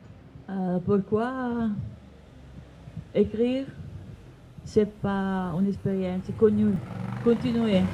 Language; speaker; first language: French; non-native, learner; Italian